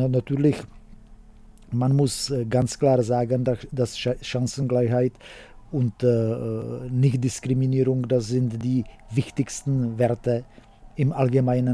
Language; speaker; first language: German; non-native, fluent; Czech